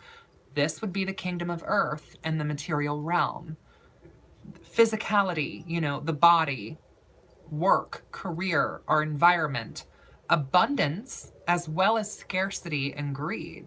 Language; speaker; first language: English; native; English